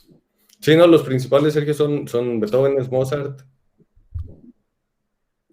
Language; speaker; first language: Spanish; native; Spanish